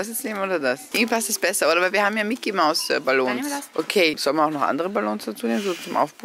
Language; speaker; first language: German; native; German